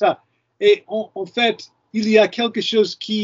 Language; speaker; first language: French; non-native, fluent; English